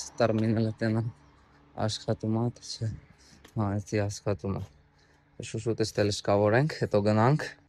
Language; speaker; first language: Armenian; non-native, learner; Hindi